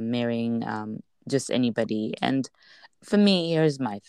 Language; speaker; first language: English; non-native, local second language; Wolof